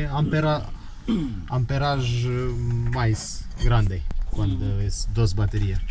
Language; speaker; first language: Spanish; non-native, learner; Romanian